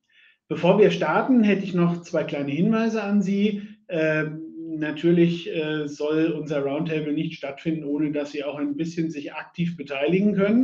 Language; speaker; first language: German; native; German